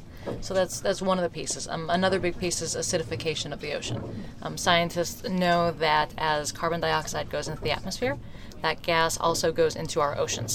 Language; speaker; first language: English; native; English